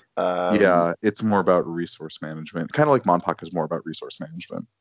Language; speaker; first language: English; native; English